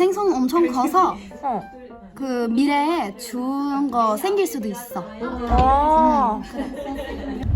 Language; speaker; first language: Korean; non-native, learner; Turkish